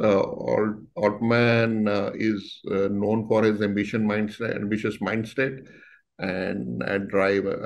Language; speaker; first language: English; non-native, local second language; Hindi